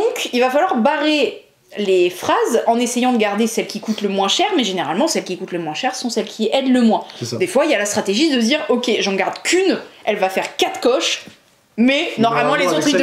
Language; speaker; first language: French; native; French